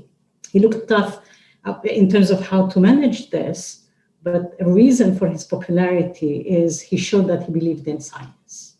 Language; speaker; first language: English; non-native, fluent; Arabic